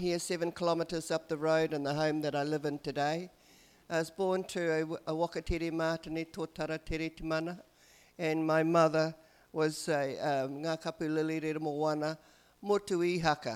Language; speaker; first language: English; native; English